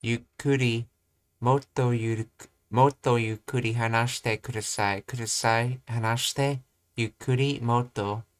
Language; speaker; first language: Japanese; non-native, learner; English